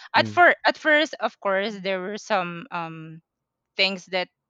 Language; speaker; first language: English; non-native, local second language; Pampanga